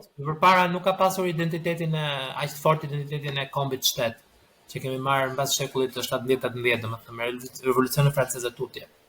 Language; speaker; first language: Albanian; native; Albanian